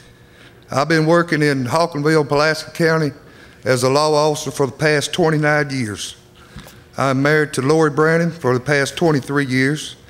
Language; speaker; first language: English; native; English